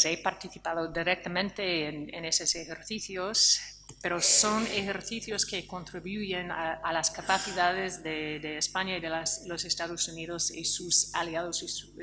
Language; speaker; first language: Spanish; non-native, fluent; English